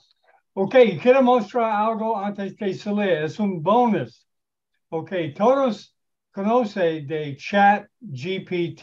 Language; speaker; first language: Spanish; non-native, learner; English